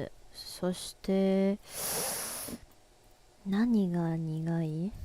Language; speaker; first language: Japanese; non-native, learner; English